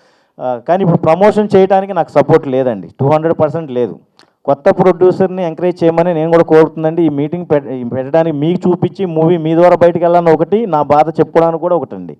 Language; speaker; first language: Telugu; native; Telugu